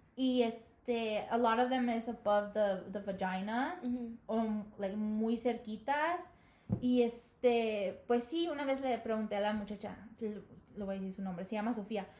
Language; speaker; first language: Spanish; early bilingual, heritage; Spanish